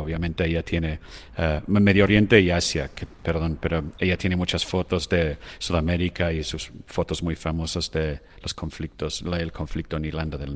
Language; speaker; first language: Spanish; non-native, fluent; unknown